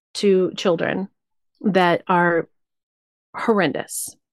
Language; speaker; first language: English; native; English